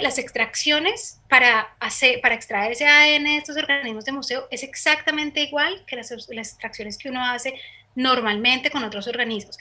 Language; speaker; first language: Spanish; native; Spanish